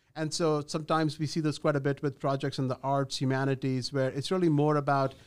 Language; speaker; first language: English; non-native, local second language; Gujarati